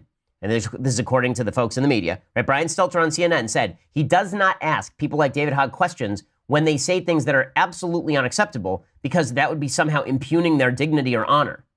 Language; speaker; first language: English; native; English